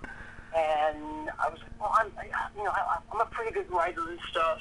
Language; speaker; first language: English; native; English